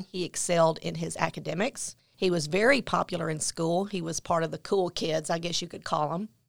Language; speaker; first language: English; native; English